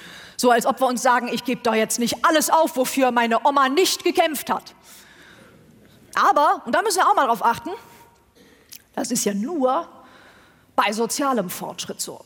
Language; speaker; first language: German; native; German